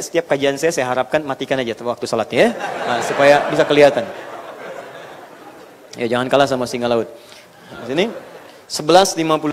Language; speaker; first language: Indonesian; native; Indonesian